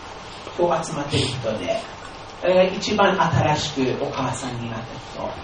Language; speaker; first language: Japanese; non-native, fluent; English